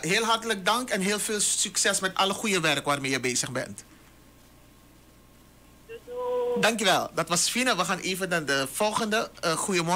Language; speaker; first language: Dutch; native; Dutch